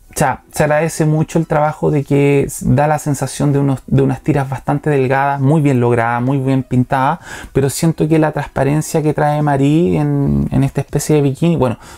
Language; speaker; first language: Spanish; native; Spanish